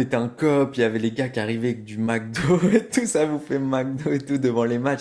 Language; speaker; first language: French; native; French